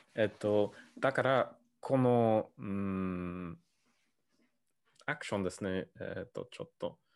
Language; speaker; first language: Japanese; non-native, learner; English